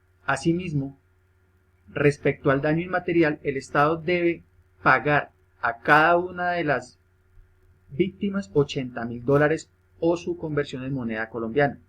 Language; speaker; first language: Spanish; native; Spanish